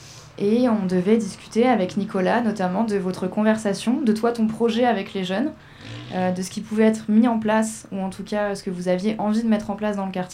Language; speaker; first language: French; native; French